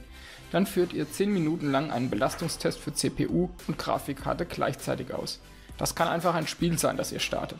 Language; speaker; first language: German; native; German